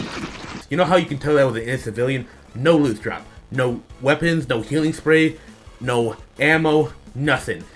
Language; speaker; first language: English; native; English